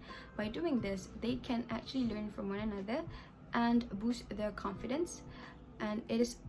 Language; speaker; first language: English; non-native, local second language; Malay